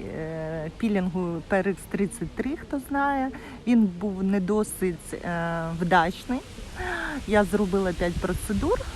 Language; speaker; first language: Ukrainian; non-native, local second language; Russian